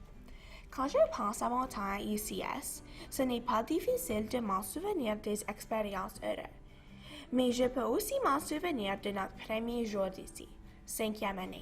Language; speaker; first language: French; non-native, local second language; English